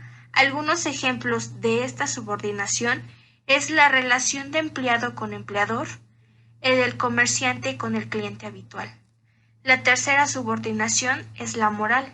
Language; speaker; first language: Spanish; native; Spanish